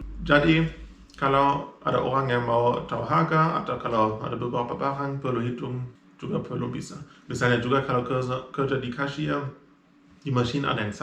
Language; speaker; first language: Indonesian; non-native, fluent; German